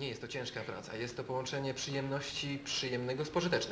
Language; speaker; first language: Polish; native; Polish